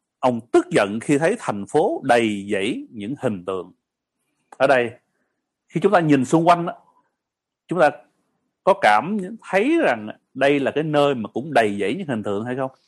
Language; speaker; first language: Vietnamese; early bilingual, heritage; Vietnamese